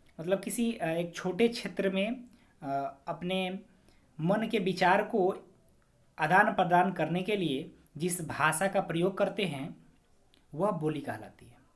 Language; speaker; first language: Hindi; native; Hindi